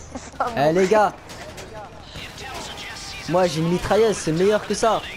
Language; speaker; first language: French; native; French